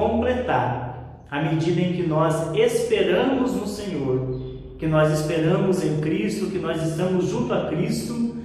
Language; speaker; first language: Portuguese; native; Portuguese